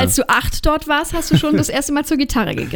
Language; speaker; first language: German; native; German